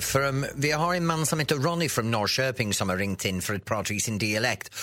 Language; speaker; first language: Swedish; non-native, fluent; English